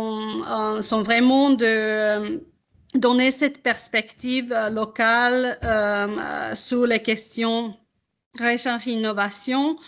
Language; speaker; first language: French; non-native, fluent; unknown